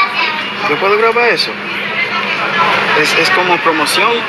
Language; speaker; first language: Spanish; non-native, learner; English